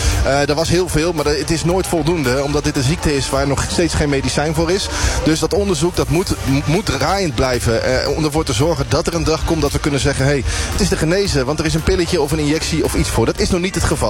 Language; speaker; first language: Dutch; native; Dutch